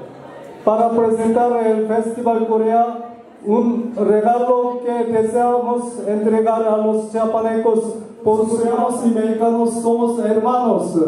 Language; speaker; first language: Spanish; non-native, learner; Korean